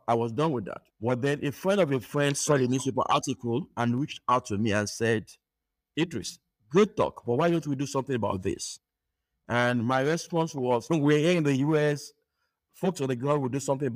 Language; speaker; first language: English; non-native, local second language; Yoruba